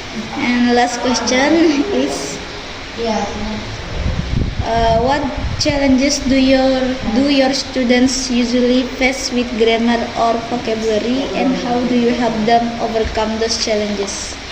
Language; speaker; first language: English; non-native, learner; Indonesian